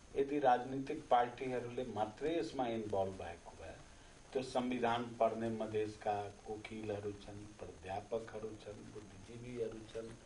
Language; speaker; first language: Nepali; non-native, local second language; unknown